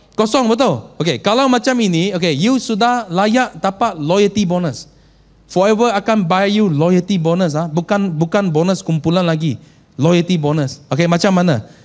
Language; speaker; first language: Malay; non-native, local second language; Chinese